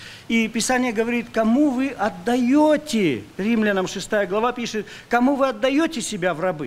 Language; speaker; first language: Russian; native; Russian